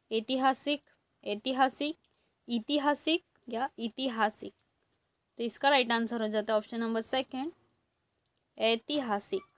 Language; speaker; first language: Hindi; native; Hindi